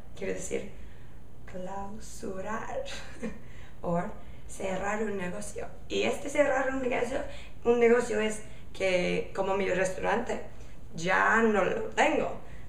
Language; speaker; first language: Spanish; non-native, fluent; English